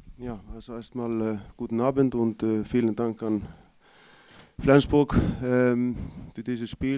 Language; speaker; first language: German; non-native, fluent; Icelandic